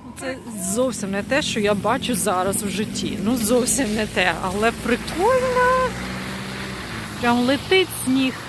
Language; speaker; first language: Ukrainian; non-native, local second language; Russian